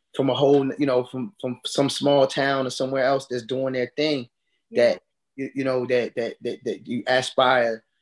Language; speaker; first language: English; native; English